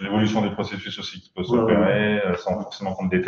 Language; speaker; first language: French; native; French